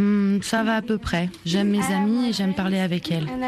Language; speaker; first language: French; non-native, learner; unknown